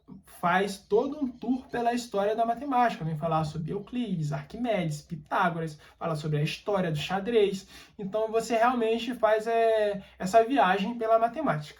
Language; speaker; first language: Portuguese; native; Portuguese